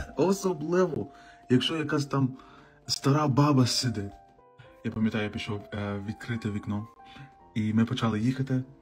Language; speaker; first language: Ukrainian; non-native, fluent; English